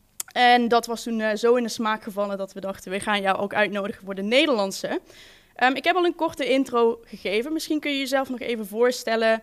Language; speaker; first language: Dutch; native; Dutch